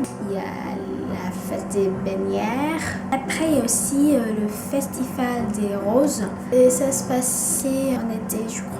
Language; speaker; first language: French; non-native, fluent; Indonesian